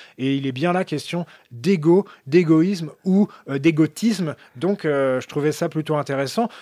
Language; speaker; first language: French; native; French